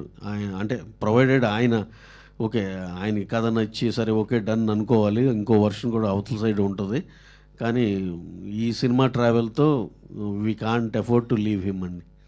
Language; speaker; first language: Telugu; native; Telugu